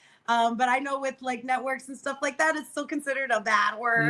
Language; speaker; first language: English; native; English